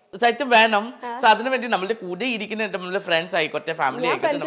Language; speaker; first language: Malayalam; non-native, fluent; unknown